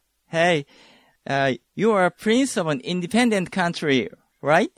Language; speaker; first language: English; non-native, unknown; Japanese